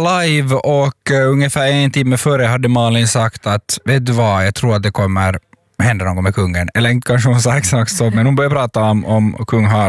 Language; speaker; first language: Swedish; native; Swedish